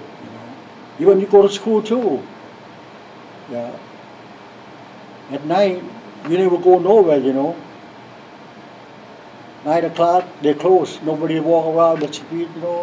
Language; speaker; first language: English; non-native, learner; Lao